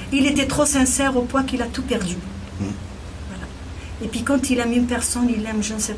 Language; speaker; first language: French; non-native, local second language; Kabyle